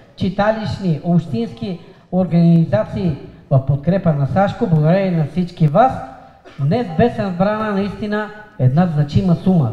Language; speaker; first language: Bulgarian; native; Bulgarian